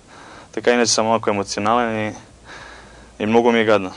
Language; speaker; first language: Bulgarian; non-native, fluent; Croatian